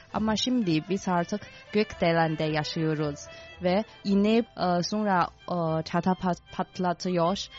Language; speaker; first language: Turkish; non-native, fluent; Chinese